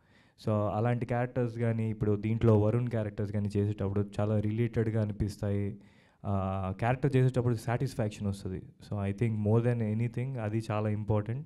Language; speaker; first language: Telugu; native; Telugu